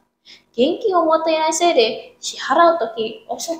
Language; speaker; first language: Japanese; non-native, learner; Indonesian